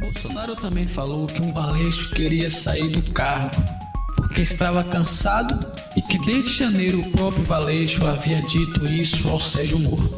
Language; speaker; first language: Portuguese; native; Portuguese